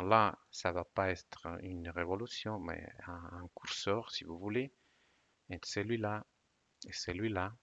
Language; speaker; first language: French; non-native, fluent; Italian